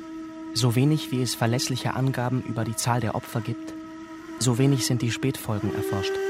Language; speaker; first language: German; native; German